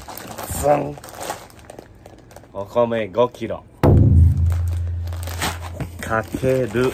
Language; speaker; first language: Japanese; native; Japanese